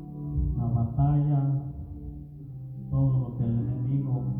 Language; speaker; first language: Spanish; native; Spanish